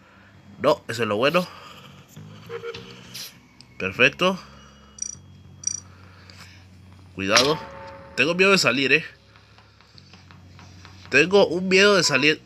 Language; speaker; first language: Spanish; native; Spanish